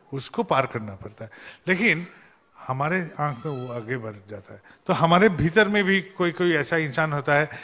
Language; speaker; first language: Hindi; non-native, local second language; Bangla